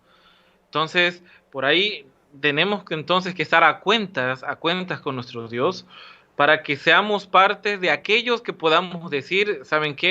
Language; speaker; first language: Spanish; native; Spanish